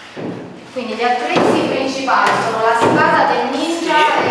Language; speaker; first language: Italian; native; Italian